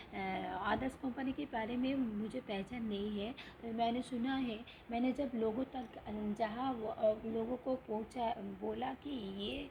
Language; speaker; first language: Hindi; non-native, local second language; Bangla